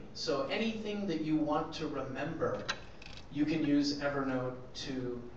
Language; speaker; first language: English; native; English